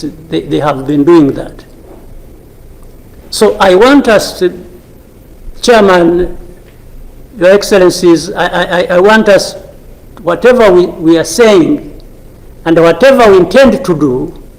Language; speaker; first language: English; non-native, local second language; Kinyarwanda